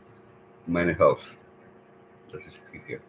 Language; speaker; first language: German; non-native, learner; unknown